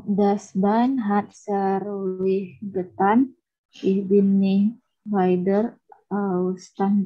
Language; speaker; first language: German; non-native, learner; Indonesian